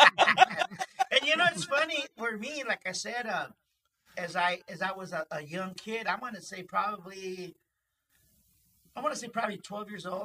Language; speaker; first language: English; early bilingual, other home language; Spanish